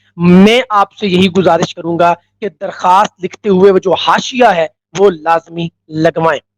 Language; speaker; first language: Urdu; non-native, local second language; Punjabi